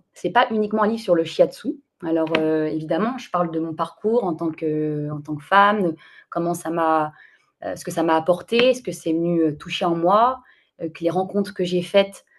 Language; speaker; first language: French; native; French